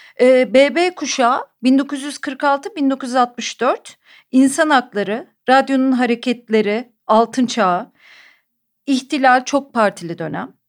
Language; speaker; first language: Turkish; native; Turkish